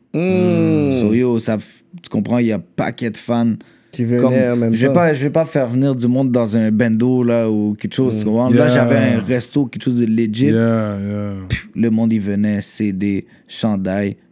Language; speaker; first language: French; native; French